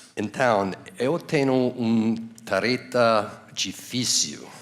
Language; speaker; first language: Portuguese; non-native, learner; English